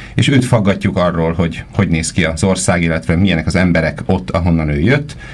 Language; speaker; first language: Hungarian; native; Hungarian